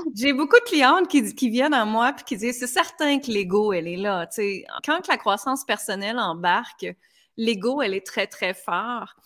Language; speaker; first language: French; native; French